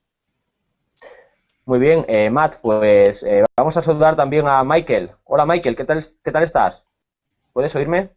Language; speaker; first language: Spanish; native; Spanish